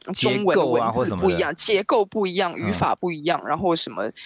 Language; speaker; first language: Chinese; non-native, local second language; Min Nan Chinese